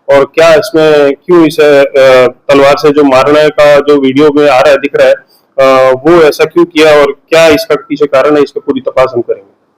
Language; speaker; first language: Hindi; non-native, local second language; Gujarati